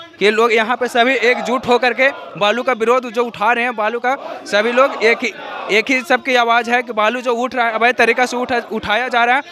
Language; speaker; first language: Hindi; native; Hindi